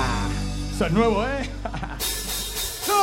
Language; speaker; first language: Spanish; native; Spanish